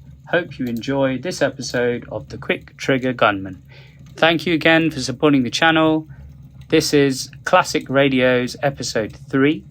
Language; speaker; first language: English; native; English